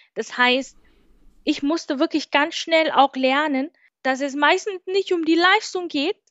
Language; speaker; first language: German; non-native, fluent; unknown